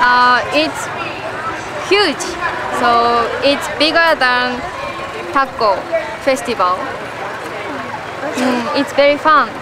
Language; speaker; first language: English; non-native, learner; Japanese